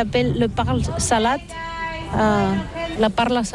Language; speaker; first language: French; non-native, learner; Catalan